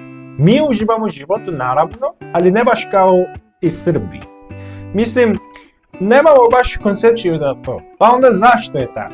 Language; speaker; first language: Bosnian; non-native, learner; Korean